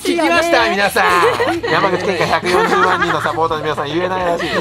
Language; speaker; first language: Japanese; native; Japanese